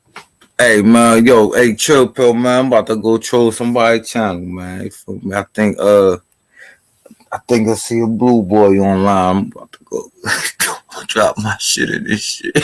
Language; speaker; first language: English; native; English